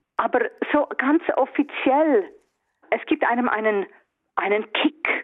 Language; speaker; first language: German; early bilingual, other home language; Swiss German